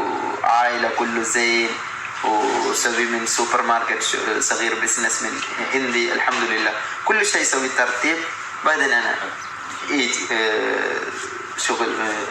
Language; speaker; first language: Arabic; non-native, learner; Malayalam